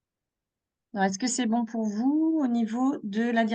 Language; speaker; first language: French; native; French